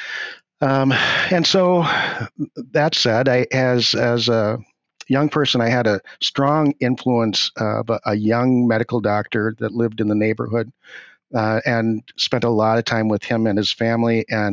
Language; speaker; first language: English; native; English